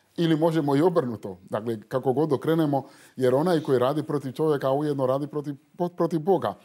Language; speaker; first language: Croatian; non-native, fluent; Fon